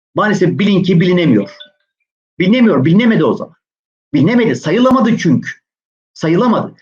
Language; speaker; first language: Turkish; native; Turkish